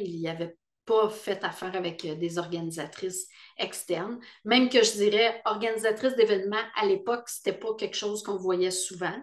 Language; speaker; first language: French; native; French